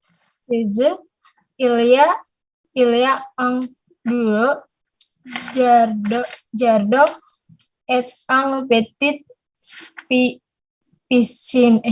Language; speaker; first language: French; non-native, learner; Indonesian